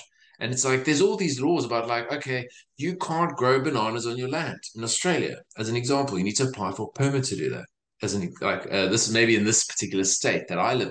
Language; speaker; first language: English; native; English